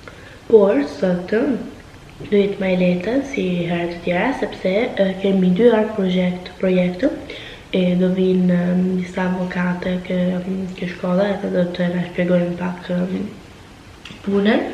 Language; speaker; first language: Albanian; early bilingual, heritage; Albanian